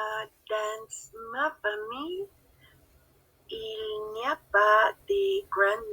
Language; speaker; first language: French; non-native, learner; Spanish